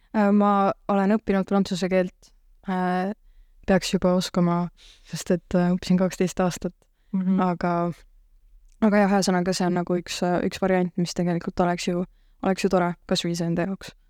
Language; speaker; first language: Estonian; native; Estonian